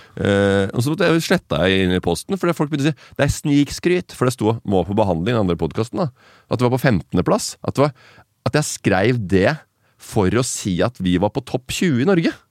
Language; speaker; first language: Norwegian; native; Norwegian